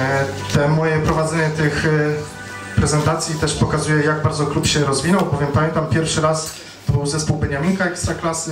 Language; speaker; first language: Polish; native; Polish